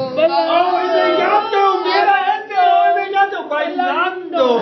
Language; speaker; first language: Spanish; non-native, fluent; English